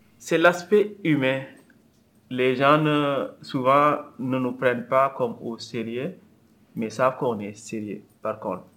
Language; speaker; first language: French; non-native, local second language; Wolof